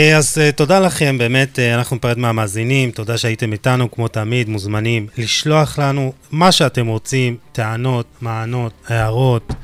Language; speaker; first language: Hebrew; native; Hebrew